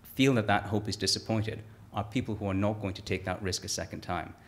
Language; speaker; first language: English; native; English